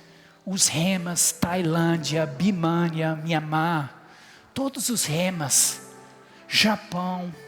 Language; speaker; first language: Portuguese; non-native, fluent; English